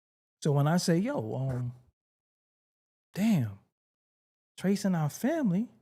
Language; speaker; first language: English; native; English